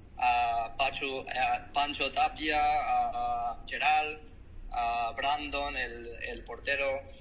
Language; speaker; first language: Spanish; non-native, fluent; Korean